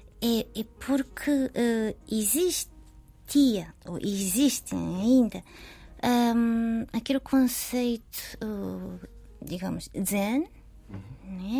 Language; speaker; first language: Portuguese; non-native, learner; Japanese